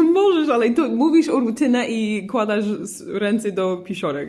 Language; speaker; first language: Polish; non-native, learner; English